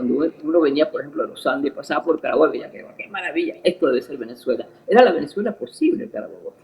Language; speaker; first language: Spanish; early bilingual, other home language; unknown